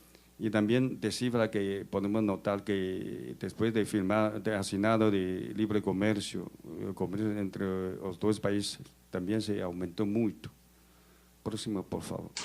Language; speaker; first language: Spanish; non-native, fluent; Chinese